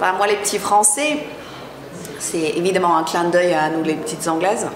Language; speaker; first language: French; non-native, fluent; English